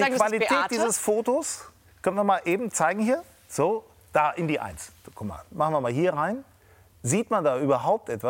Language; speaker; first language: German; native; German